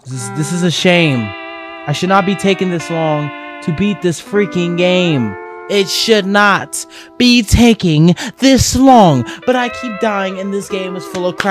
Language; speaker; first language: English; native; English